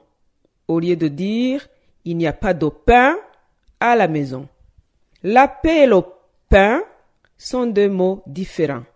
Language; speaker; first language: French; non-native, local second language; Rundi